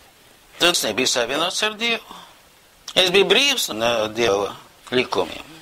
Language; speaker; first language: Latvian; non-native, local second language; Russian